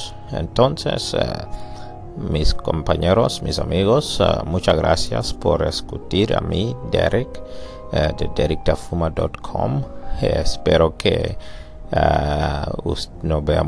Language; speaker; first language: Spanish; non-native, learner; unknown